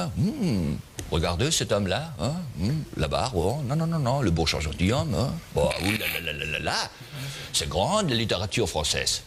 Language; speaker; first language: French; non-native, learner; German